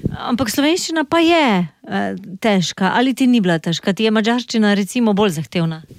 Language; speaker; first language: Slovenian; native; Slovenian